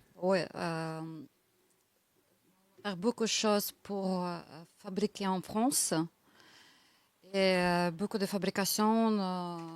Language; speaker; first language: French; non-native, learner; Russian